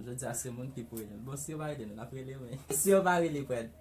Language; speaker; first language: French; non-native, learner; Haitian Creole